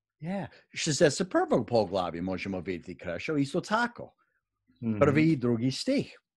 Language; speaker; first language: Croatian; early bilingual, heritage; Croatian